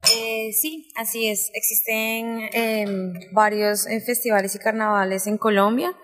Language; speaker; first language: Spanish; native; Spanish